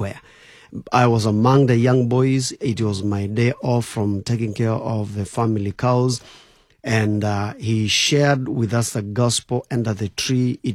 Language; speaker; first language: English; non-native, local second language; Masai